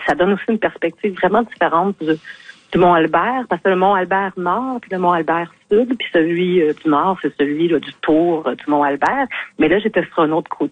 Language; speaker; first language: French; native; French